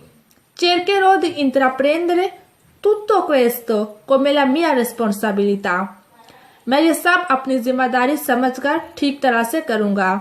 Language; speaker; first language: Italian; non-native, fluent; Urdu